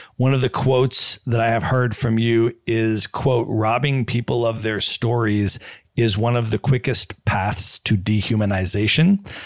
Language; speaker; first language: English; native; English